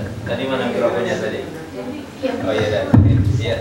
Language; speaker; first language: Indonesian; native; Indonesian